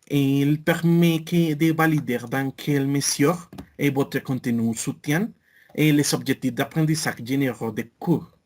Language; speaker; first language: French; non-native, learner; Spanish